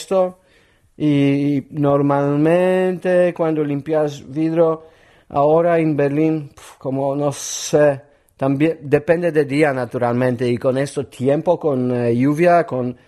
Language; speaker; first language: Spanish; non-native, learner; Polish